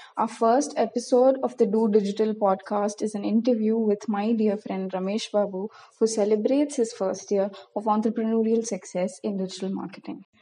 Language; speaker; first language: English; non-native, local second language; Tamil